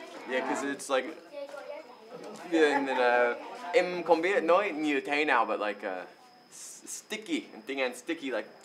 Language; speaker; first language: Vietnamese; non-native, learner; English